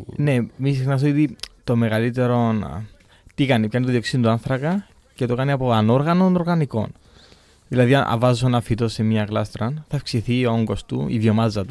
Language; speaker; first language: Greek; native; Greek